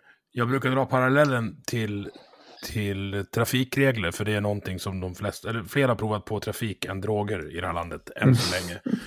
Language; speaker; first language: Swedish; native; Swedish